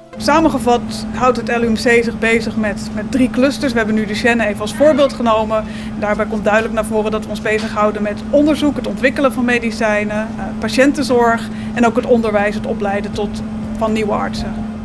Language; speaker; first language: Dutch; native; Dutch